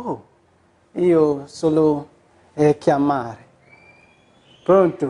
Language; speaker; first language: Italian; non-native, learner; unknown